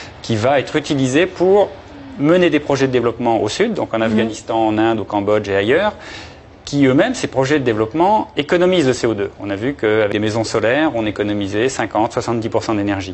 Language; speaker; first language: French; native; French